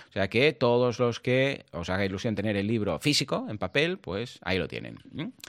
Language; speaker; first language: Spanish; non-native, local second language; Catalan